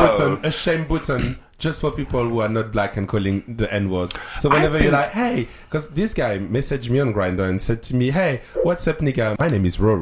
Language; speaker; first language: English; non-native, fluent; French